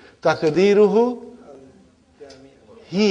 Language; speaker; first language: Arabic; non-native, fluent; English